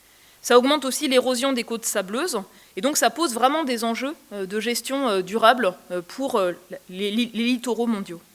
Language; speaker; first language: French; native; French